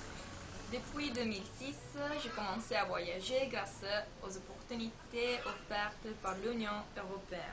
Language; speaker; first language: French; non-native, fluent; Italian